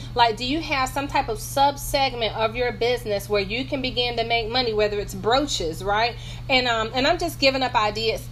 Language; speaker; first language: English; native; English